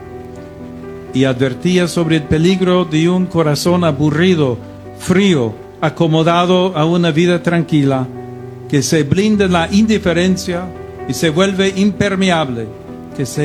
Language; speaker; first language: Spanish; non-native, fluent; English